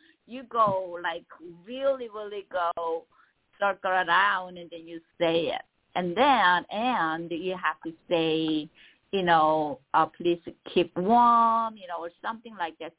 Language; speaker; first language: English; non-native, fluent; Korean